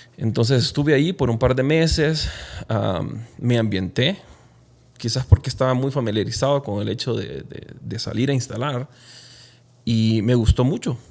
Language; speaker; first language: Spanish; native; Spanish